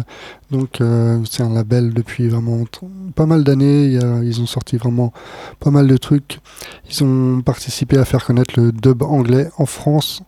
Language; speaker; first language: French; native; French